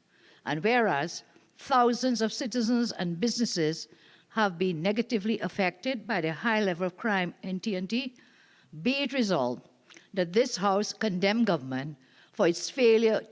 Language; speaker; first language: English; native; English